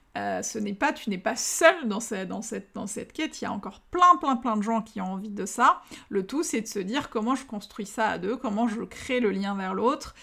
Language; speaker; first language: French; native; French